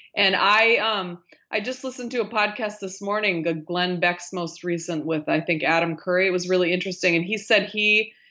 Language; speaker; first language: English; native; English